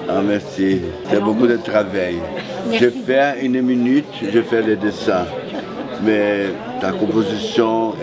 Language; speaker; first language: French; non-native, learner; Portuguese